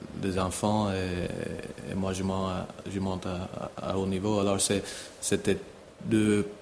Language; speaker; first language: French; non-native, learner; English